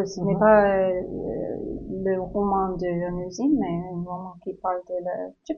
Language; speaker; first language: French; non-native, learner; English